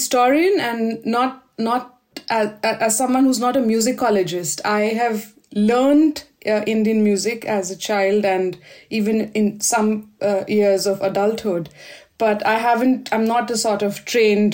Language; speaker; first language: English; non-native, local second language; Hindi